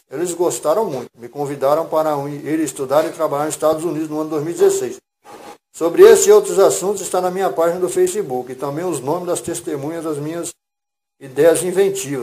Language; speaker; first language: Portuguese; native; Portuguese